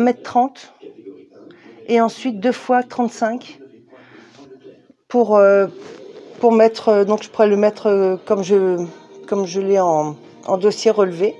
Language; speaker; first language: French; native; French